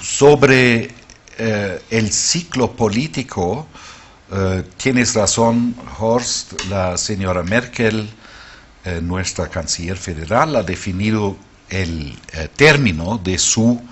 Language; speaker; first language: Spanish; non-native, fluent; German